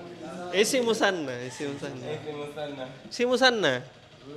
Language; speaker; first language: Arabic; non-native, fluent; Indonesian